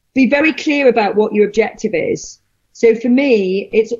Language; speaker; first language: English; native; English